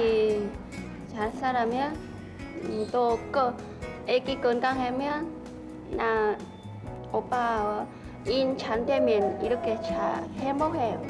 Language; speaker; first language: Korean; non-native, learner; Vietnamese